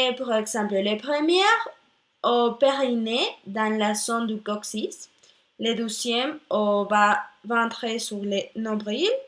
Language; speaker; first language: French; non-native, learner; Spanish